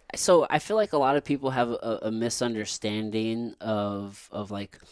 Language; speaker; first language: English; native; English